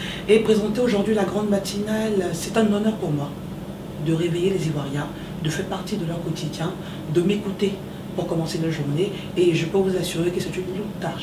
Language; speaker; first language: French; native; French